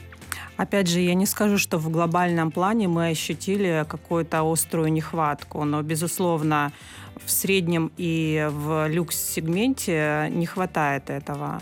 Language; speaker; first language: Russian; native; Russian